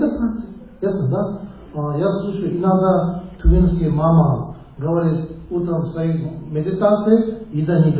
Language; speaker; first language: Russian; non-native, learner; Tibetan